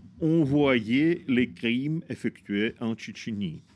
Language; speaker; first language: French; non-native, fluent; Russian